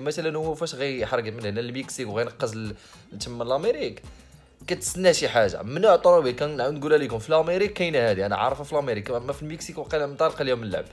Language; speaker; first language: Arabic; native; Arabic